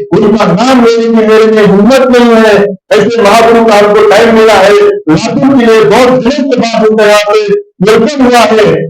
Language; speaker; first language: Hindi; non-native, local second language; Marathi